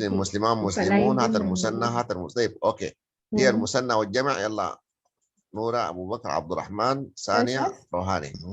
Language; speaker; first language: Arabic; native; Arabic